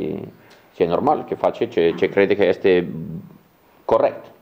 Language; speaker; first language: Romanian; non-native, learner; Italian